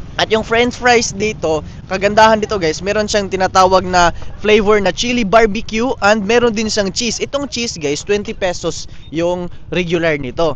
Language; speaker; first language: Filipino; non-native, local second language; Cebuano